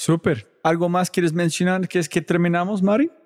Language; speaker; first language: Spanish; non-native, fluent; English